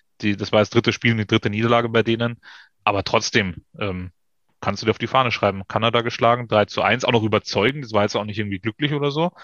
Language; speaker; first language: German; native; German